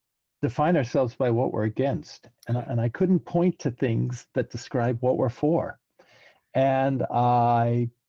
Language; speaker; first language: English; native; English